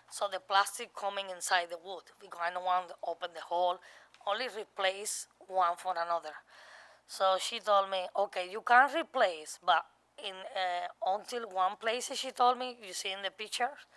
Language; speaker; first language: English; non-native, learner; Spanish